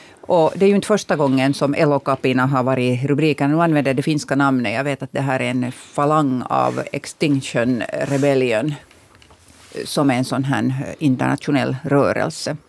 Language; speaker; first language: Swedish; native; Swedish